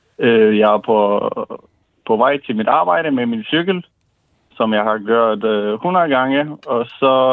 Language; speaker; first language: Danish; non-native, fluent; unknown